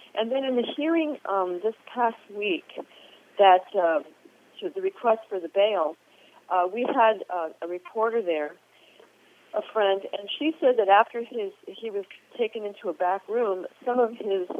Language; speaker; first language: English; native; English